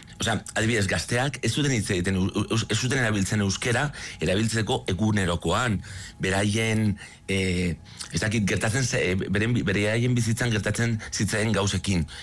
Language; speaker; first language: Basque; non-native, local second language; Spanish